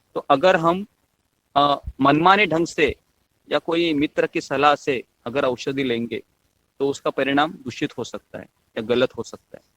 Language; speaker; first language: Hindi; non-native, local second language; Marathi